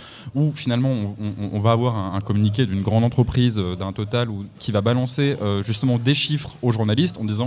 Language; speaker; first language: French; native; French